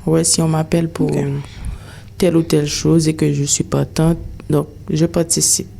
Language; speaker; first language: French; non-native, local second language; Haitian Creole